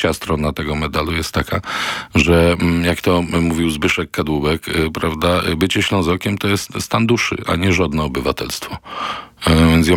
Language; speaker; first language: Polish; non-native, local second language; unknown